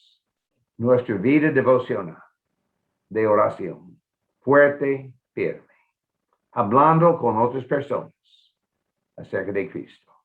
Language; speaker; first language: Spanish; non-native, fluent; English